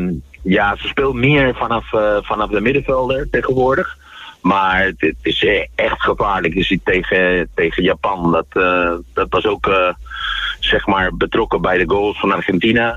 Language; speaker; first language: Dutch; non-native, fluent; Spanish